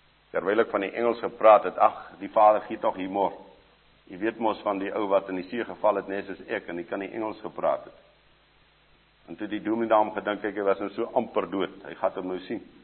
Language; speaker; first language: Afrikaans; native; Afrikaans